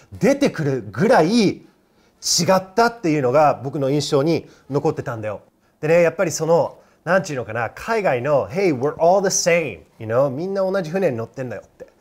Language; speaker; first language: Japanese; non-native, fluent; English